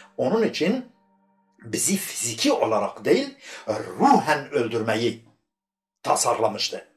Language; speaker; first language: Turkish; non-native, local second language; Kurdish